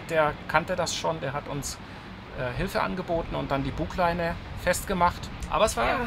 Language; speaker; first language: German; native; German